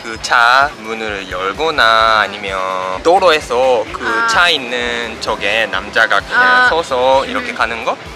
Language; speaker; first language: Korean; non-native, fluent; Japanese